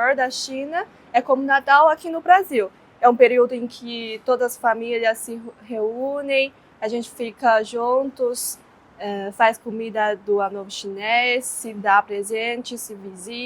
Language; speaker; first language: Portuguese; non-native, fluent; Chinese